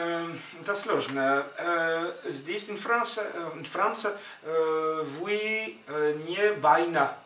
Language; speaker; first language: Russian; non-native, learner; French